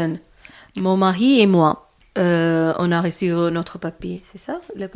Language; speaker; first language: French; non-native, learner; Malayalam